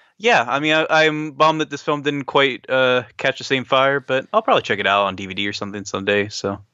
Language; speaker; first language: English; native; English